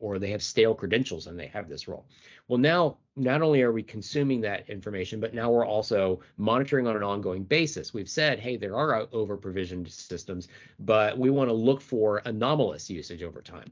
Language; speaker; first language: English; native; English